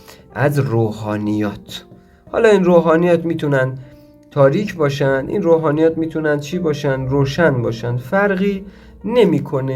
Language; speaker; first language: Persian; native; Persian